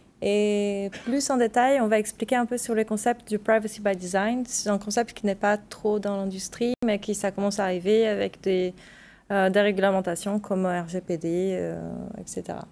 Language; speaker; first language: French; non-native, fluent; Portuguese